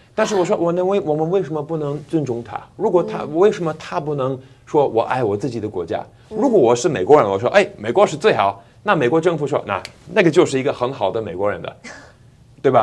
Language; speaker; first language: Chinese; non-native, fluent; English